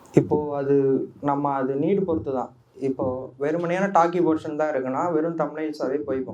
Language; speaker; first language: Tamil; native; Tamil